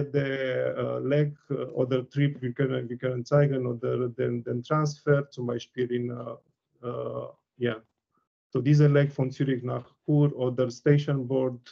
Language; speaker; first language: German; non-native, learner; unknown